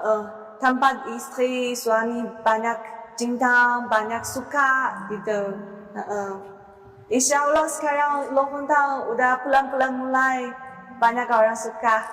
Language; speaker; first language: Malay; non-native, learner; Chinese